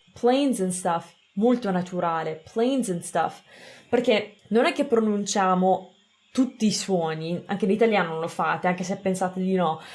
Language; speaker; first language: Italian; non-native, fluent; English